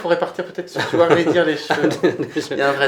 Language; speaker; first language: French; native; French